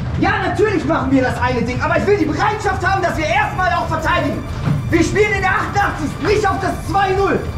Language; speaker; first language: German; native; German